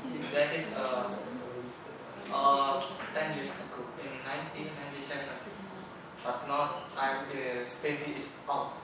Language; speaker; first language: English; non-native, learner; Indonesian